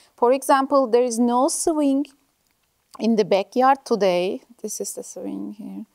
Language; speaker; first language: English; non-native, learner; Turkish